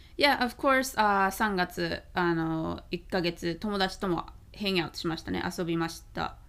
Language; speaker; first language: Japanese; native; Japanese